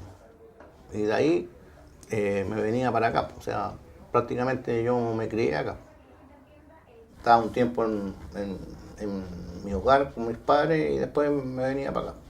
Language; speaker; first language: Spanish; native; Spanish